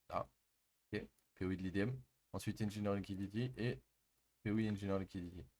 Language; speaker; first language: French; native; French